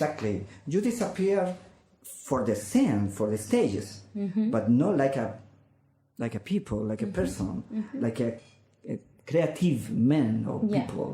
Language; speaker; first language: English; non-native, learner; Spanish